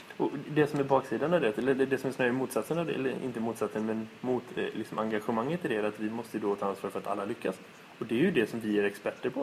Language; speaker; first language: Swedish; native; Swedish